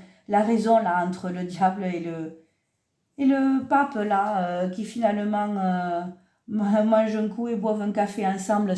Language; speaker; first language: French; native; French